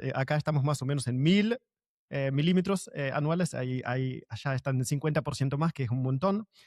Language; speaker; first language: Spanish; non-native, fluent; German